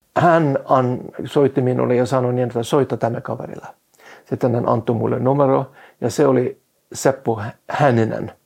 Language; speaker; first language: Finnish; non-native, fluent; Norwegian